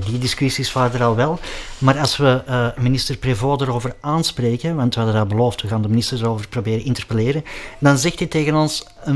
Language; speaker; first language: Dutch; native; Dutch